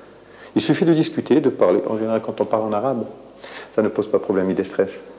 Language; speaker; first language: French; non-native, local second language; Arabic